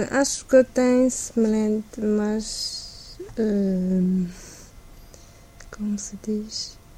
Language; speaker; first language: Portuguese; non-native, learner; Chinese